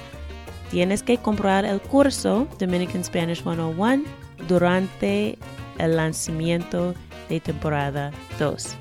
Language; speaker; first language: Spanish; non-native, fluent; English